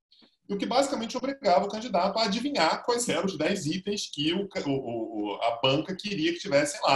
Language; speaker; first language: Portuguese; native; Portuguese